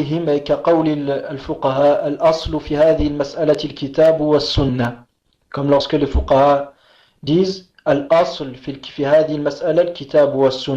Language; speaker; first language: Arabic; non-native, fluent; French